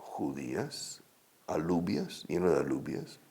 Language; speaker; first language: Spanish; non-native, fluent; English